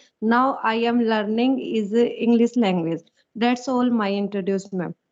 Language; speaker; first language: English; non-native, learner; Haryanvi